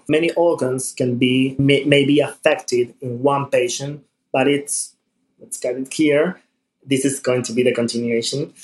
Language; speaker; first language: English; non-native, fluent; Spanish